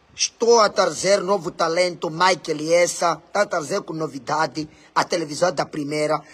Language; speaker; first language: Portuguese; non-native, local second language; Makhuwa